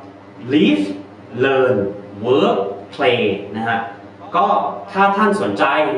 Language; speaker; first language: Thai; native; Thai